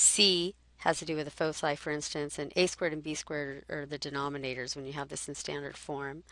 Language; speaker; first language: English; native; English